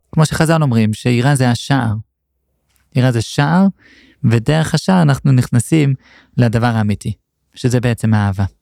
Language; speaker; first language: Hebrew; non-native, fluent; English